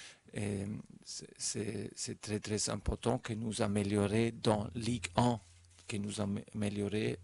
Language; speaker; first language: French; non-native, learner; German